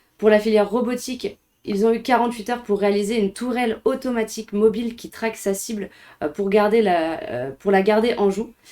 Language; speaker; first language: French; native; French